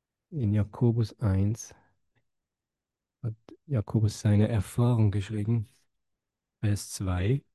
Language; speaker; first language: German; non-native, fluent; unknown